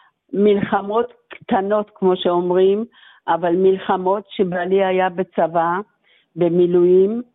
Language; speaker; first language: Hebrew; non-native, fluent; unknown